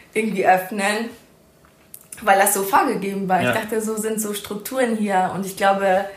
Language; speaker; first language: German; early bilingual, other home language; Persian